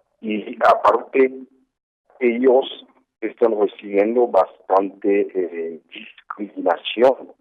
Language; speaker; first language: Spanish; non-native, fluent; Haitian Creole